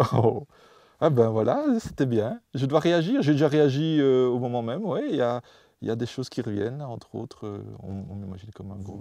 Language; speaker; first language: French; non-native, fluent; Dutch